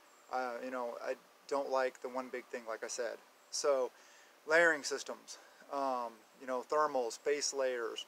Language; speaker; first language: English; native; English